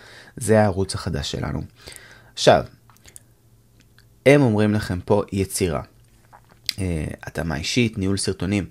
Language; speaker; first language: Hebrew; native; Hebrew